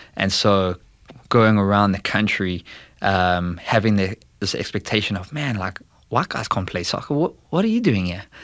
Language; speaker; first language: English; native; English